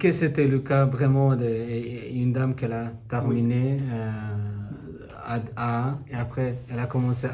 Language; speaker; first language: French; non-native, learner; Bangla